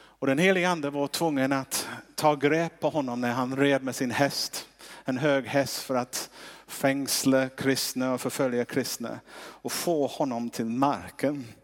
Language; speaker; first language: Swedish; non-native, fluent; English